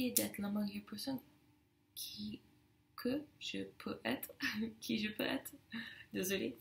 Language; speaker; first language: French; non-native, fluent; English